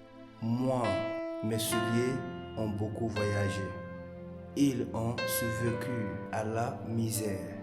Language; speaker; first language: French; non-native, learner; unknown